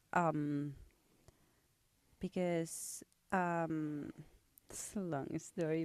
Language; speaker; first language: English; non-native, learner; Spanish